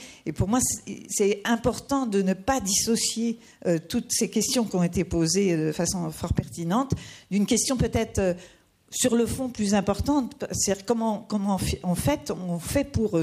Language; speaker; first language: French; native; French